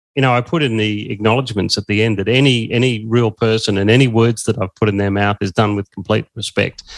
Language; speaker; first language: English; native; English